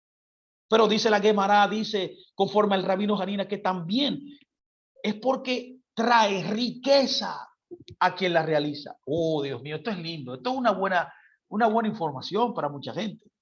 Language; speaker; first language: Spanish; native; Spanish